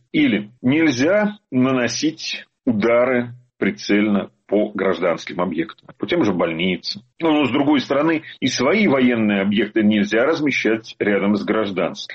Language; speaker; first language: Russian; native; Russian